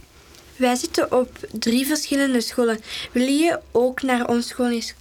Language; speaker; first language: Dutch; early bilingual, other home language; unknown